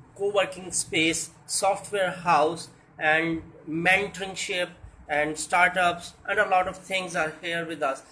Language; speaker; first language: English; non-native, local second language; Punjabi